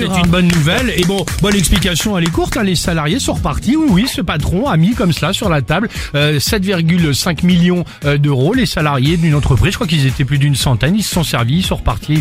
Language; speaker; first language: French; native; French